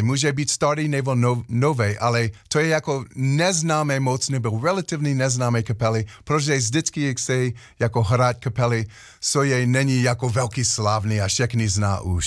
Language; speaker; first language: Czech; non-native, learner; English